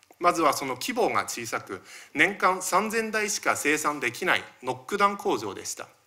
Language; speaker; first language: Japanese; early bilingual, other home language; Chinese